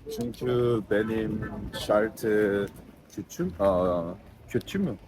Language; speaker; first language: Turkish; non-native, learner; Korean